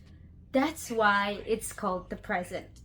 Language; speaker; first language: English; non-native, learner; Indonesian